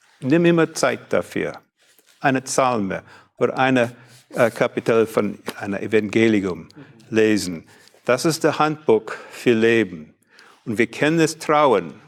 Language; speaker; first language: German; non-native, fluent; English